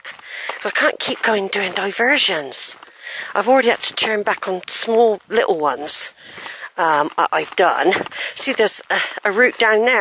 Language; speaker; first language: English; native; English